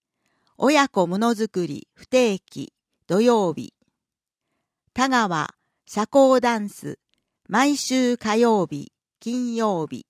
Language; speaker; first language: Japanese; native; Japanese